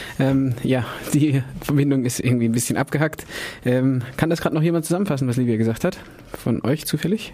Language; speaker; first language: German; native; German